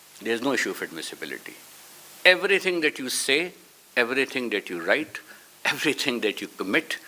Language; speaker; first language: English; non-native, local second language; Urdu